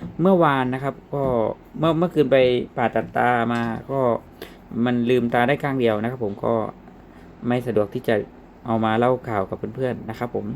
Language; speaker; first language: Thai; native; Thai